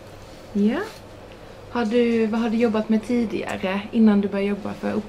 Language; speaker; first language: Swedish; native; Swedish